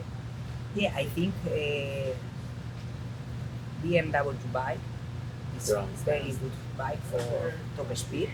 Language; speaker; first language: English; non-native, learner; Spanish